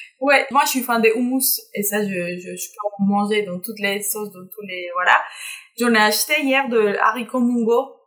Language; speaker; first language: French; non-native, fluent; Spanish